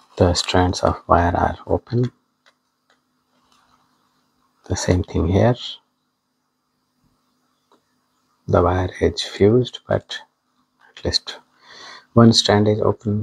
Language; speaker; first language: English; non-native, fluent; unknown